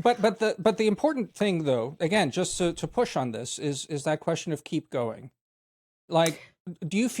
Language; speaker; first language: English; native; English